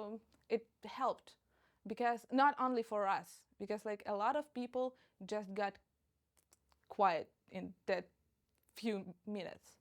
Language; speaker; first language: English; non-native, fluent; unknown